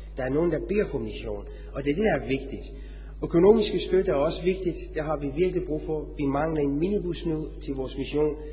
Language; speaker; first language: Danish; non-native, fluent; Persian